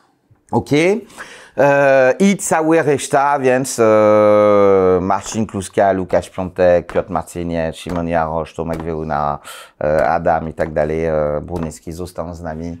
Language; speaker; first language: Polish; non-native, learner; French